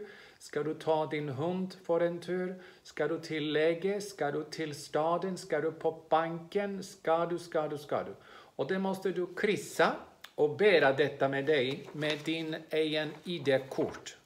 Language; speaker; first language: Swedish; non-native, fluent; Greek